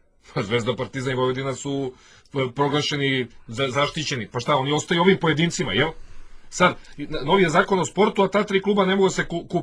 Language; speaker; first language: Serbian; native; Serbian